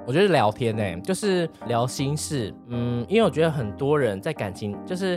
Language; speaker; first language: Chinese; native; Chinese